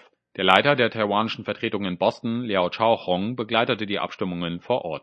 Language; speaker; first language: German; native; German